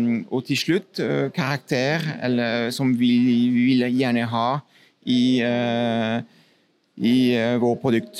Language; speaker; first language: Norwegian; non-native, fluent; French